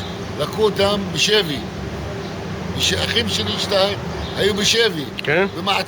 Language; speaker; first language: Hebrew; non-native, local second language; Arabic